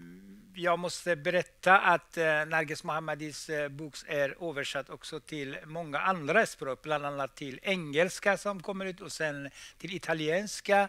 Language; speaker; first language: Swedish; non-native, fluent; Persian